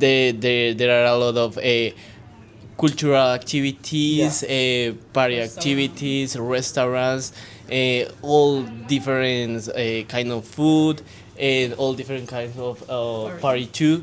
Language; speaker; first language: English; non-native, fluent; Spanish